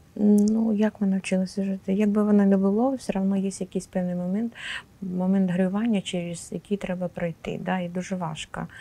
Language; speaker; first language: Ukrainian; non-native, local second language; Russian